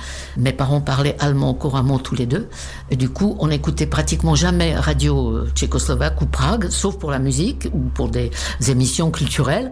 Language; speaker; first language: French; non-native, fluent; Czech